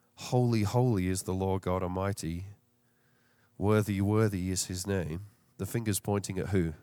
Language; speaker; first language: English; native; English